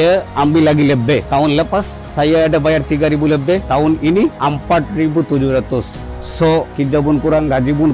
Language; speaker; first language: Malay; non-native, learner; Bangla